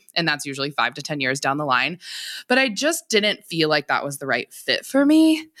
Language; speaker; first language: English; native; English